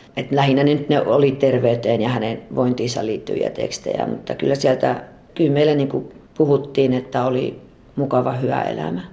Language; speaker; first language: Finnish; native; Finnish